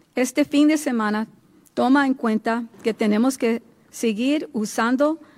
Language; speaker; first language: Spanish; early bilingual, heritage; Spanish